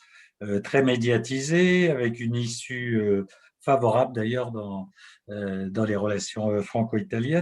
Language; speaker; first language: French; native; French